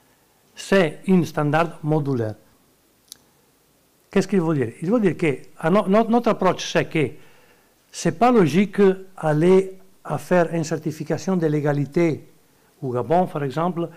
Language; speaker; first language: French; non-native, learner; Italian